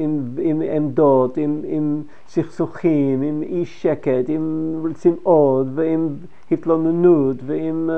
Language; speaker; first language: Hebrew; non-native, fluent; English